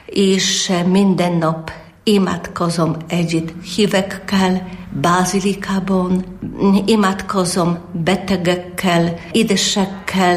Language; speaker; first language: Hungarian; non-native, learner; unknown